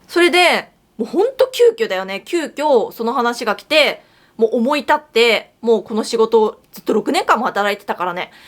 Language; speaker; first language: Japanese; native; Japanese